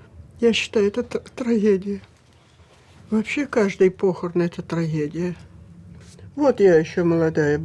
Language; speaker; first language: Russian; native; Russian